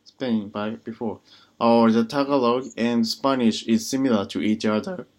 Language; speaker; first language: English; non-native, learner; Japanese